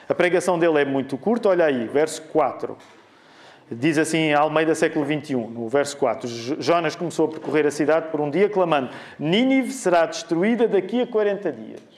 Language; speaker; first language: Portuguese; native; Portuguese